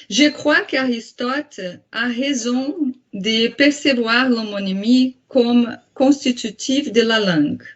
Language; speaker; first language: French; non-native, fluent; Portuguese